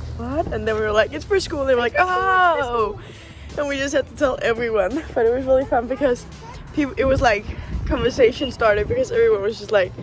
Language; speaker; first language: English; non-native, fluent; Danish